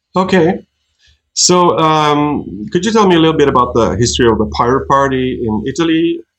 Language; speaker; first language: English; non-native, fluent; Norwegian